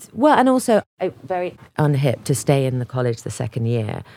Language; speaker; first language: English; native; English